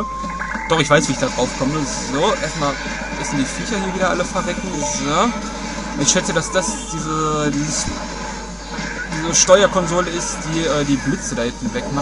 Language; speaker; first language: German; native; German